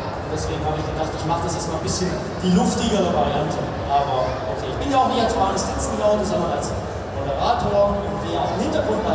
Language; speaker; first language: German; native; German